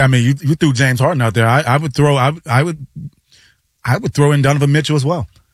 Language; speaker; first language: English; native; English